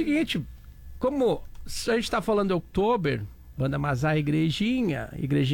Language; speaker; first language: Portuguese; native; Portuguese